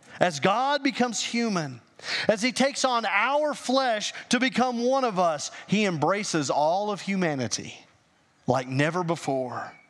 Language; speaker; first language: English; native; English